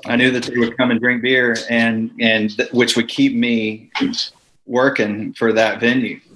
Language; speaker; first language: English; native; English